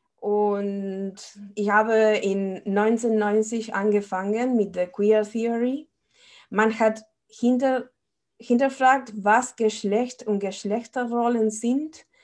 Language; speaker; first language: German; non-native, fluent; Spanish